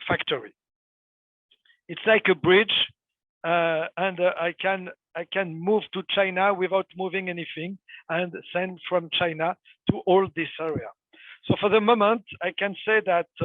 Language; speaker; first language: English; non-native, fluent; French